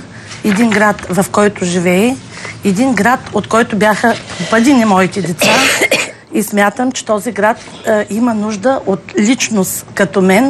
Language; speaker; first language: Bulgarian; native; Bulgarian